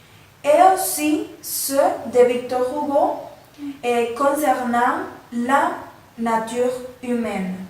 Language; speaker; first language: French; non-native, learner; Spanish